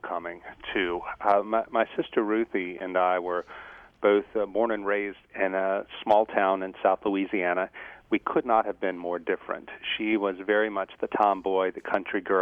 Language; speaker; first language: English; native; English